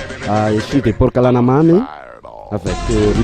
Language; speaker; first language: French; non-native, learner; Malagasy